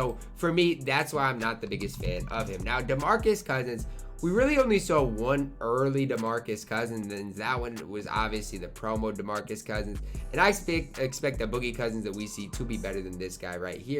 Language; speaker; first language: English; native; English